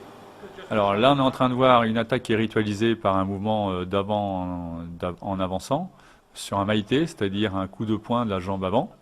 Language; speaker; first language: French; native; French